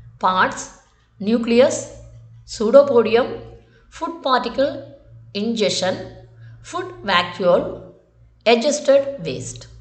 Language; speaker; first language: English; non-native, local second language; Tamil